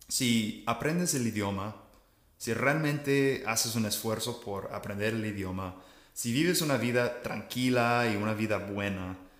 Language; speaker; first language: Spanish; non-native, fluent; English